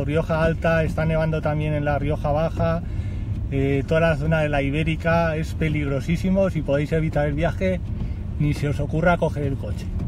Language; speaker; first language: Spanish; native; Spanish